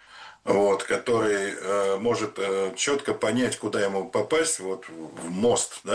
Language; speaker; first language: Russian; native; Russian